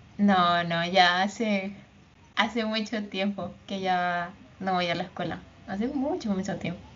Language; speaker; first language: Spanish; native; Spanish